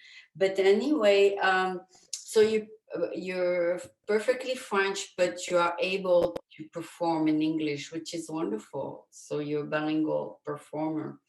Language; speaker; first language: English; non-native, fluent; French